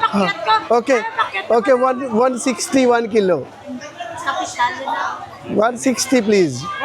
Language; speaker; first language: English; non-native, learner; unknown